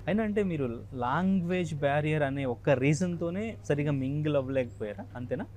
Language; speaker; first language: Telugu; native; Telugu